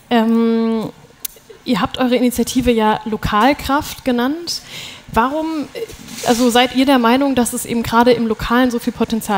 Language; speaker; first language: German; native; German